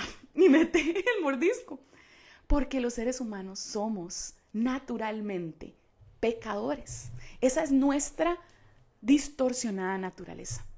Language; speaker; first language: Spanish; native; Spanish